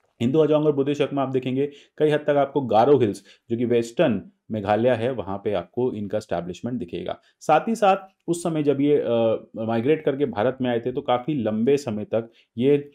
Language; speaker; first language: Hindi; native; Hindi